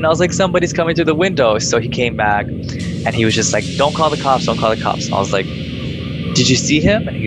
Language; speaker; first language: English; native; English